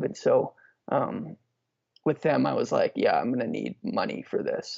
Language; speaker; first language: English; native; English